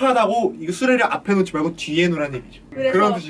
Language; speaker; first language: Korean; native; Korean